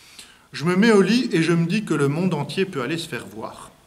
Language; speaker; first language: French; native; French